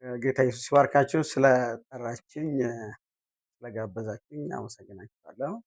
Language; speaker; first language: Amharic; non-native, local second language; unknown